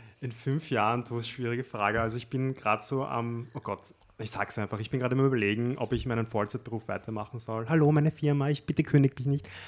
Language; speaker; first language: German; native; German